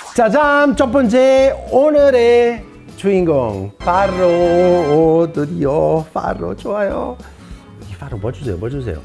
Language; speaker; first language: Korean; non-native, fluent; Italian